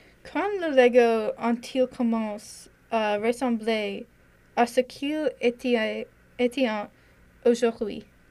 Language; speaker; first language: French; non-native, learner; English